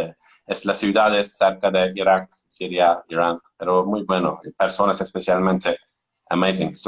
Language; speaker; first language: Spanish; non-native, learner; Turkish